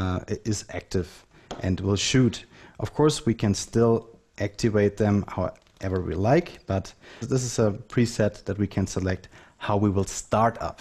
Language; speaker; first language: English; non-native, fluent; German